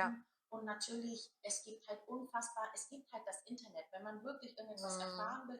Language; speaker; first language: German; native; German